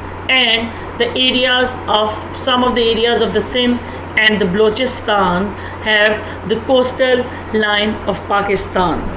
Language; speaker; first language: English; non-native, local second language; Urdu